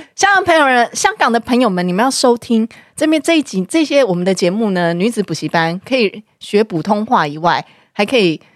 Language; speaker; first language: Chinese; native; Chinese